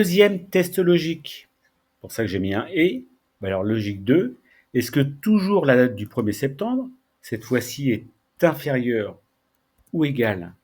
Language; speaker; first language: French; native; French